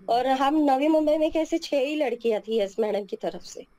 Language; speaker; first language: Hindi; non-native, local second language; Telugu